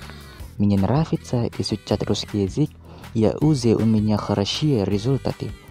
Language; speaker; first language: Russian; non-native, learner; Indonesian